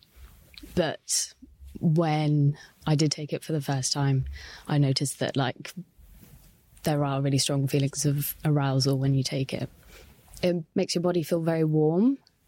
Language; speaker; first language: English; native; English